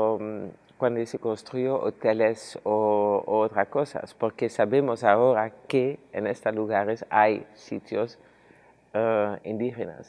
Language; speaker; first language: Spanish; non-native, fluent; Dutch